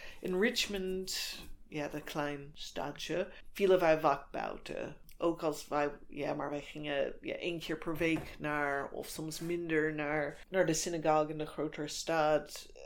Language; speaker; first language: Dutch; non-native, fluent; English